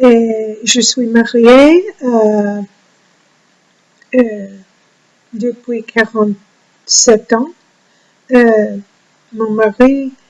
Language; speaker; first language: French; non-native, learner; English